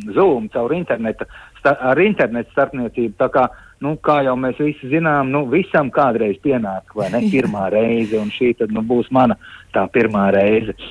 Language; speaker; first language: Latvian; native; Latvian